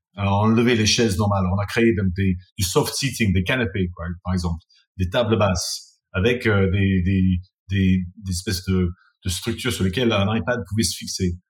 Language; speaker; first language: French; non-native, fluent; English